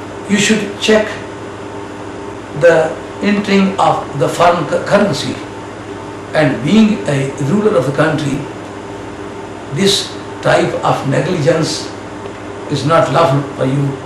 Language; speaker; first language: English; non-native, local second language; Urdu